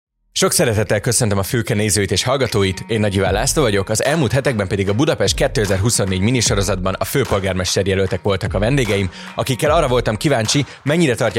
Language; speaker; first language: Hungarian; native; Hungarian